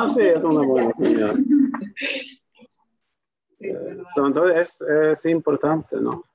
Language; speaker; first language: Spanish; non-native, fluent; Swedish